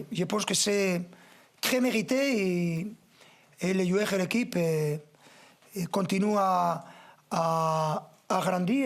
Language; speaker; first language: French; non-native, fluent; Spanish